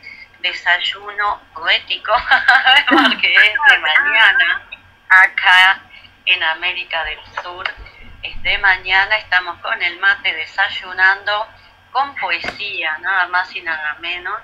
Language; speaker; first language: Spanish; native; Spanish